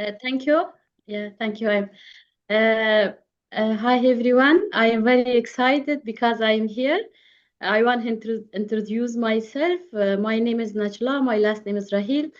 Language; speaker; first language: English; non-native, learner; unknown